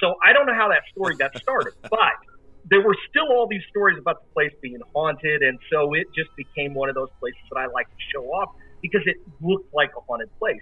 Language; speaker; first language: English; native; English